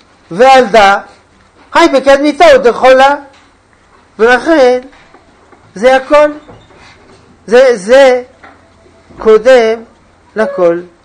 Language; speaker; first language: Hebrew; non-native, fluent; French